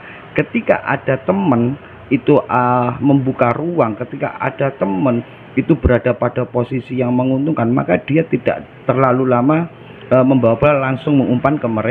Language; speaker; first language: Indonesian; native; Indonesian